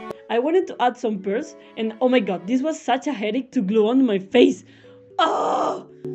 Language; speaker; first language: English; non-native, fluent; Spanish